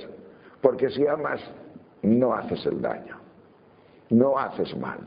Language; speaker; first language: Spanish; native; Spanish